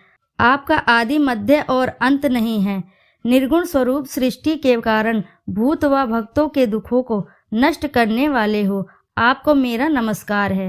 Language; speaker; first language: Hindi; native; Hindi